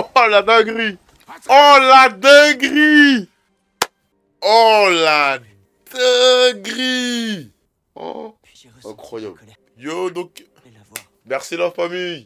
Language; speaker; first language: French; native; French